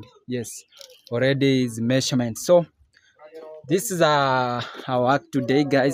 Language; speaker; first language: English; non-native, learner; Swahili